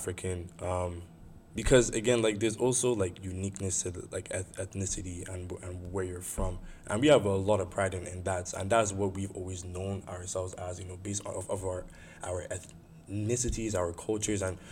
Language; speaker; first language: English; non-native, local second language; Igbo